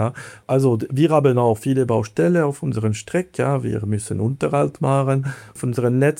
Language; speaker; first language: German; non-native, fluent; Italian